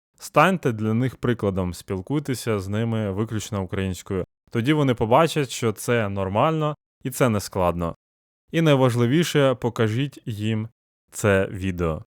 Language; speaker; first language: Ukrainian; non-native, local second language; Russian